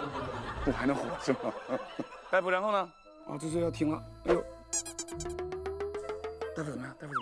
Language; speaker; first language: Chinese; native; Chinese